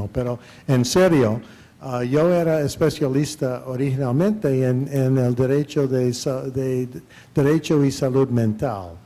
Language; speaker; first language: Spanish; non-native, fluent; English